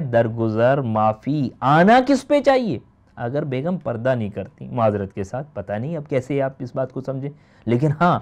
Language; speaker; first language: Urdu; native; Urdu